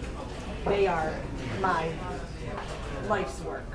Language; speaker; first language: English; native; English